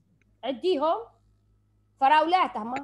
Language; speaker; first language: Arabic; native; Arabic